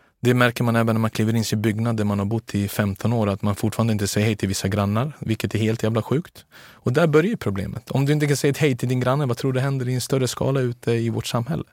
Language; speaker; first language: Swedish; early bilingual, other home language; Serbian